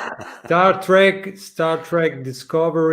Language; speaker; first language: English; non-native, learner; French